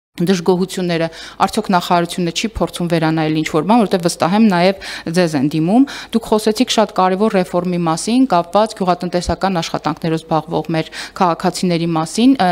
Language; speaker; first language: Armenian; native; Armenian